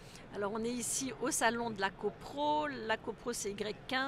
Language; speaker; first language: French; native; French